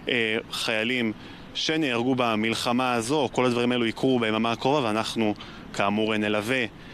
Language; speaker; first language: Hebrew; native; Hebrew